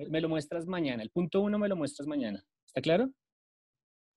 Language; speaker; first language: Spanish; native; Spanish